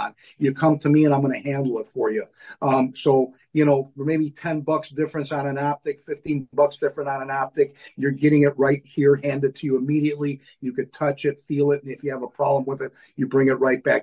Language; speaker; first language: English; native; English